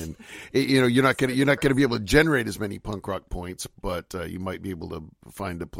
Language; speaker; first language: English; native; English